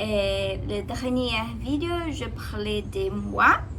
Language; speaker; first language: French; non-native, learner; Portuguese